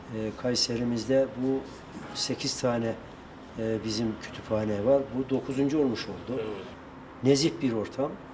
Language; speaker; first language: Turkish; native; Turkish